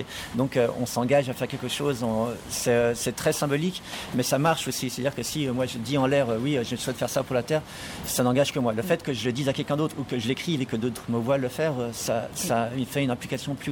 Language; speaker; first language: French; native; French